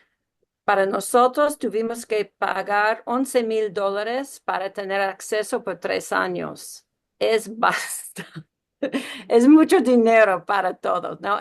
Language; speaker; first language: Spanish; non-native, fluent; English